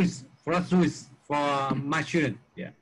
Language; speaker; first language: English; non-native, learner; Vietnamese